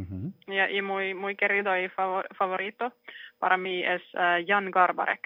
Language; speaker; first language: Spanish; non-native, learner; Finnish